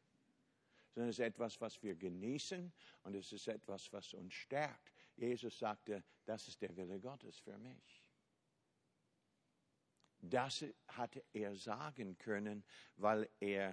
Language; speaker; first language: German; non-native, fluent; English